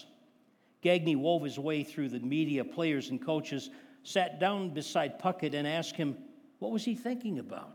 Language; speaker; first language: English; native; English